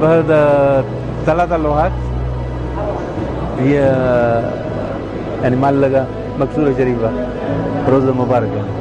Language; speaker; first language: Arabic; non-native, fluent; Urdu